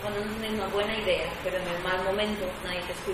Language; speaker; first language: Spanish; native; Spanish